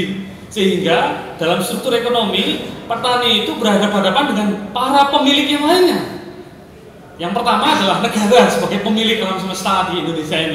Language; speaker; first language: Indonesian; native; Indonesian